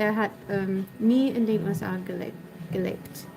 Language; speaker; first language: German; non-native, learner; English